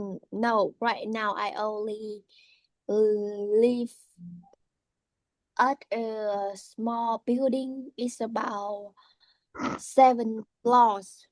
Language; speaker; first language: English; non-native, learner; Vietnamese